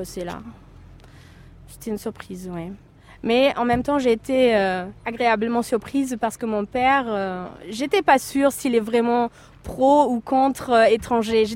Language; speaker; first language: French; non-native, fluent; German